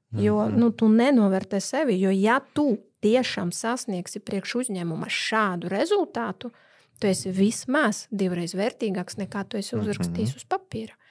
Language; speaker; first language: Latvian; non-native, local second language; Russian